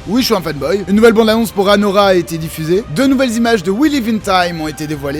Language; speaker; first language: French; native; French